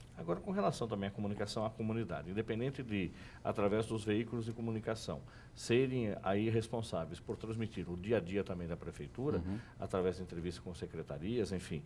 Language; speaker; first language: Portuguese; native; Portuguese